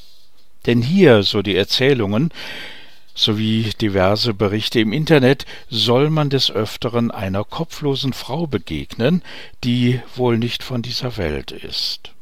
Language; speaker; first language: German; native; German